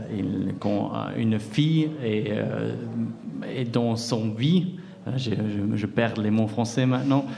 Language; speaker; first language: French; non-native, fluent; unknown